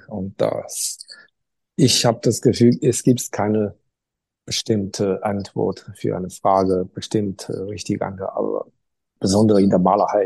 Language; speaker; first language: German; non-native, fluent; Chinese